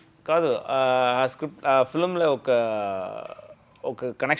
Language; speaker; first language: Telugu; non-native, learner; Tamil